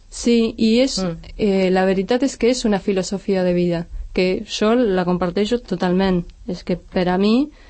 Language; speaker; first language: Catalan; non-native, fluent; Spanish